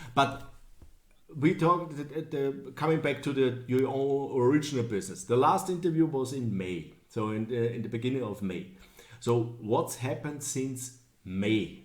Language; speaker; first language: English; non-native, learner; German